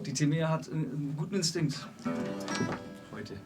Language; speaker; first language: German; native; German